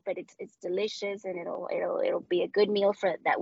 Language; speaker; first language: English; non-native, fluent; Spanish